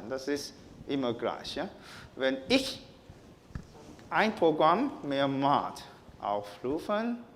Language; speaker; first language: German; non-native, learner; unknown